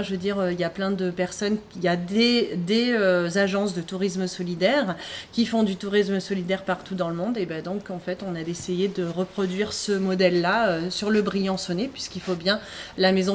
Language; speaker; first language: French; native; French